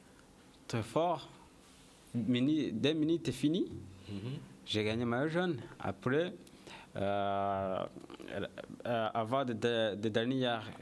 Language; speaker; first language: French; non-native, learner; Kinyarwanda